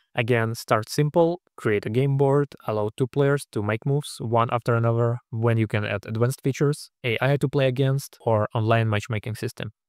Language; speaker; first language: English; non-native, fluent; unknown